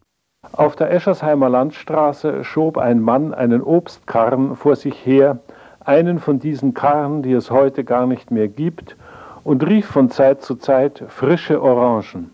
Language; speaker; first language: German; native; German